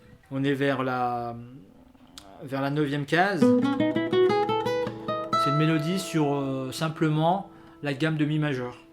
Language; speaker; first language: French; native; French